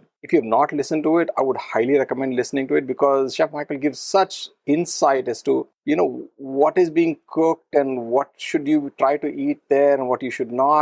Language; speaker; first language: English; non-native, local second language; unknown